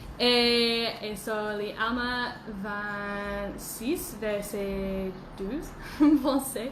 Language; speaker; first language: Haitian Creole; non-native, learner; English